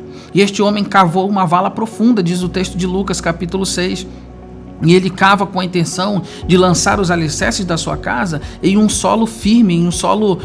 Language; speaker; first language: Portuguese; native; Portuguese